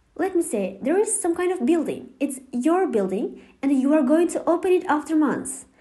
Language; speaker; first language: English; non-native, fluent; Kazakh